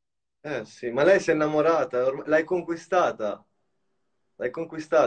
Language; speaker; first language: Italian; native; Italian